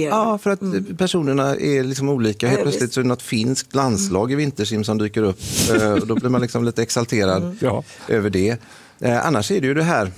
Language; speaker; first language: Swedish; native; Swedish